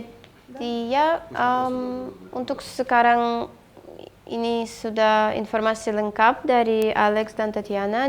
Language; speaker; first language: Indonesian; non-native, fluent; Russian